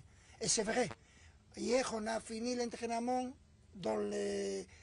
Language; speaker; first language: French; non-native, fluent; Spanish